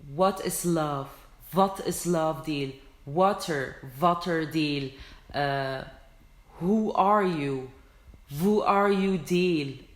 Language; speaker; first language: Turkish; early bilingual, heritage; Turkish